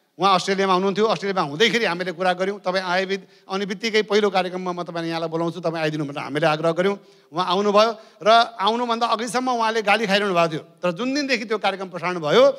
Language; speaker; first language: Nepali; native; Nepali